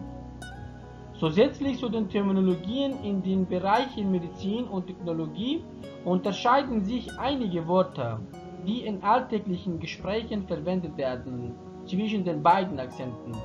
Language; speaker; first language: German; non-native, fluent; Persian